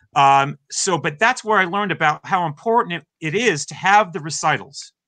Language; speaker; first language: English; native; English